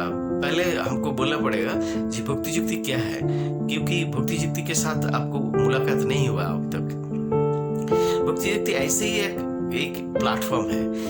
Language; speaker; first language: Hindi; non-native, local second language; Bangla